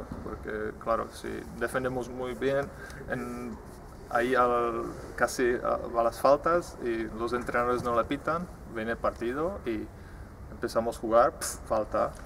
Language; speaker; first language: Spanish; non-native, fluent; Czech